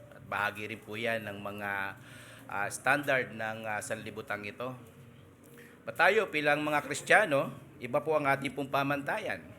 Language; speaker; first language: Filipino; native; Filipino